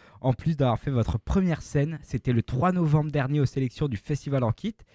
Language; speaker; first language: French; native; French